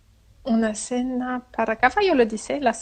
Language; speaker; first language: Spanish; non-native, learner; French